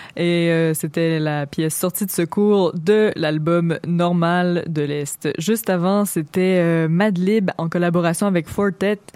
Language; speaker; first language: French; native; French